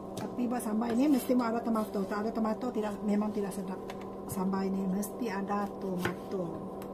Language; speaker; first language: Malay; non-native, local second language; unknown